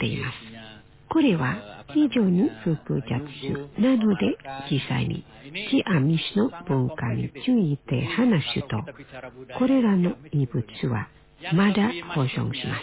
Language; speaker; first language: Japanese; non-native, fluent; Indonesian